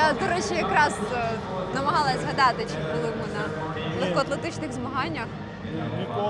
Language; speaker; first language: Ukrainian; native; Ukrainian